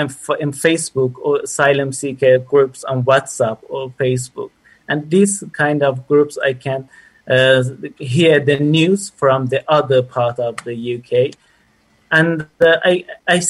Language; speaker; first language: English; non-native, fluent; Persian